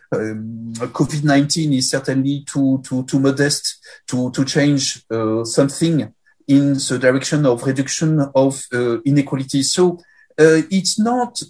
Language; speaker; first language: English; non-native, fluent; French